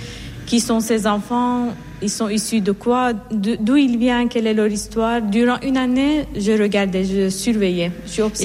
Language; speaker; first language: French; non-native, fluent; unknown